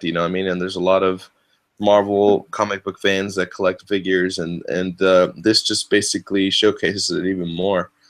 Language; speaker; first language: English; native; English